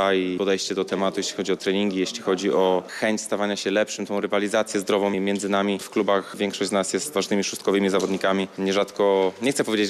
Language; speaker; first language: Polish; native; Polish